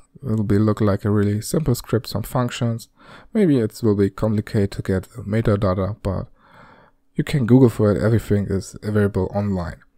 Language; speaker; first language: English; non-native, fluent; German